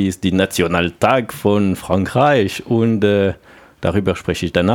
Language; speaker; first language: German; non-native, learner; French